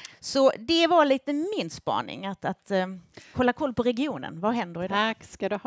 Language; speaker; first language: Swedish; native; Swedish